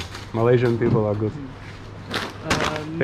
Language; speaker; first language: English; non-native, learner; Lithuanian